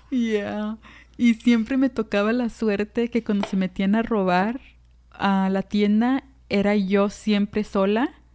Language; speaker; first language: Spanish; early bilingual, heritage; Spanish